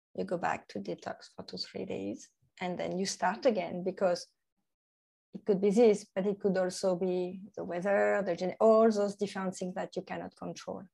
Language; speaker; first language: English; non-native, fluent; French